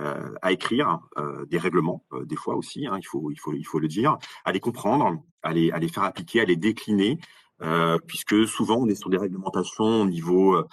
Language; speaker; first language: French; native; French